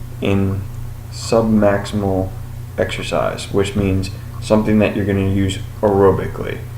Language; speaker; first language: English; native; English